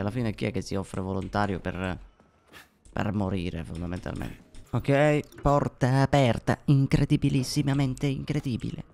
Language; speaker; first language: Italian; native; Italian